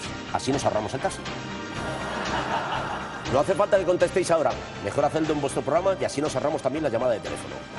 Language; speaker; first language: Spanish; native; Spanish